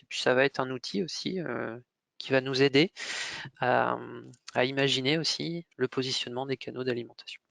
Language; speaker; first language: French; native; French